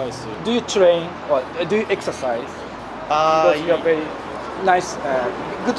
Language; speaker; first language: English; non-native, learner; Japanese